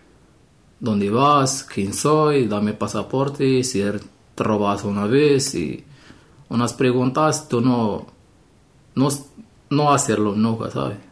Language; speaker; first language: Spanish; non-native, learner; Arabic